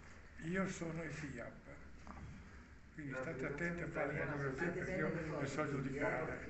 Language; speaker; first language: Italian; native; Italian